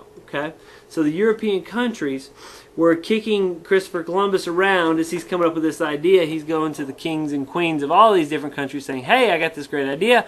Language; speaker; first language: English; native; English